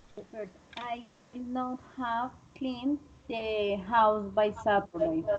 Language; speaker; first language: English; non-native, learner; Spanish